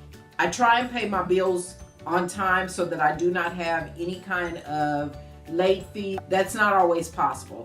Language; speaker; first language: English; native; English